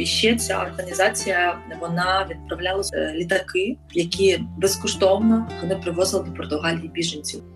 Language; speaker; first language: Ukrainian; native; Ukrainian